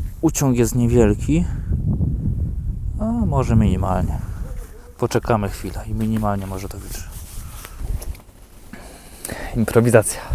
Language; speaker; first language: Polish; native; Polish